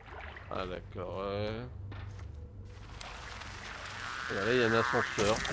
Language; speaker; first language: French; native; French